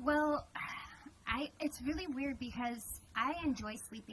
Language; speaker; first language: English; native; English